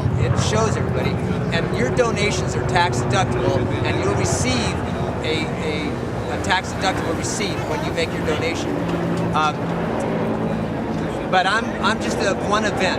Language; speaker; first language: English; native; English